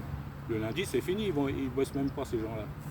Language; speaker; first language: French; native; French